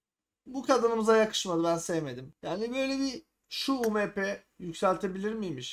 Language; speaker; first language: Turkish; native; Turkish